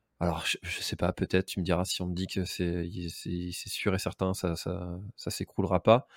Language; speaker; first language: French; native; French